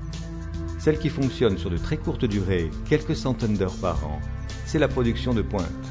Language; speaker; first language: French; native; French